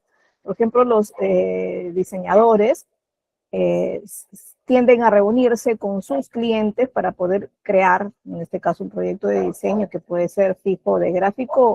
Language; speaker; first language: Spanish; native; Spanish